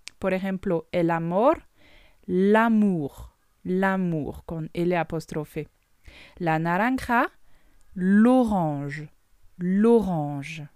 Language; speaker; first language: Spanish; non-native, fluent; French